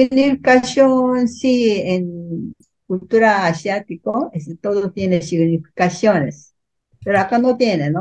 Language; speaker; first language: Spanish; non-native, learner; Korean